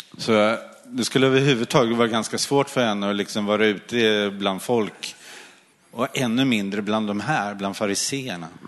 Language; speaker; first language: Swedish; native; Swedish